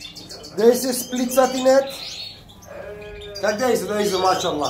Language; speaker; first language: Dutch; non-native, learner; Turkish